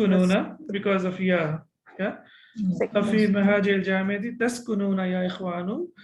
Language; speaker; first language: Arabic; non-native, fluent; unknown